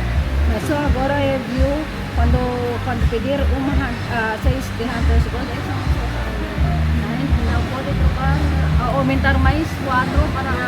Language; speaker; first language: Portuguese; non-native, learner; Filipino